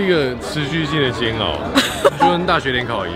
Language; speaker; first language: Chinese; native; Chinese